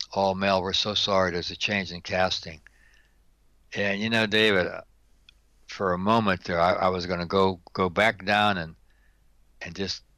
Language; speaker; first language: English; native; English